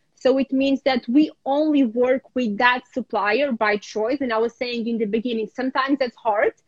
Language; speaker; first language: English; non-native, fluent; Ukrainian